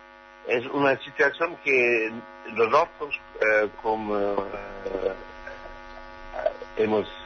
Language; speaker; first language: Spanish; non-native, learner; German